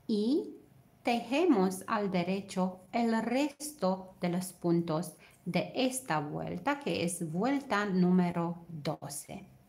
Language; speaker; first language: Spanish; non-native, fluent; Romanian